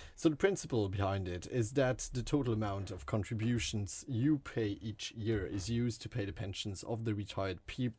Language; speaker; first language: English; non-native, fluent; French